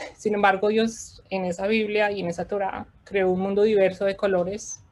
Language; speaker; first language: Spanish; native; Spanish